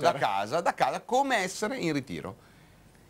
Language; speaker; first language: Italian; native; Italian